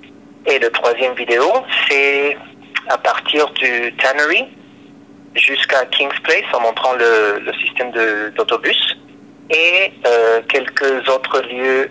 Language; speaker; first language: French; non-native, fluent; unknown